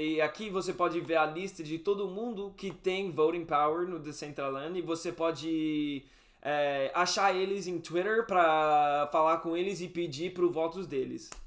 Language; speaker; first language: Portuguese; non-native, fluent; English